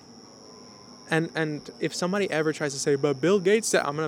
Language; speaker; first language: English; native; English